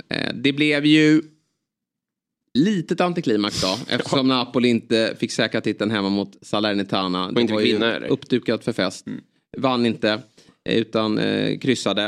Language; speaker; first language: Swedish; native; Swedish